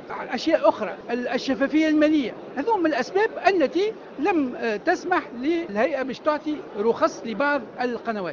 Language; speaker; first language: Arabic; native; Arabic